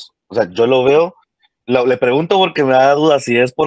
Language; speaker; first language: Spanish; native; Spanish